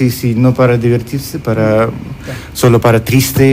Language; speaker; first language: Spanish; non-native, learner; Russian